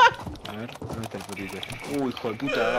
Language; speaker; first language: Spanish; native; Spanish